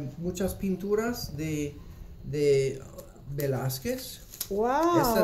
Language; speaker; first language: Spanish; non-native, fluent; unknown